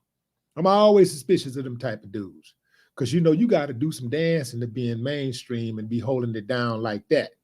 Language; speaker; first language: English; native; English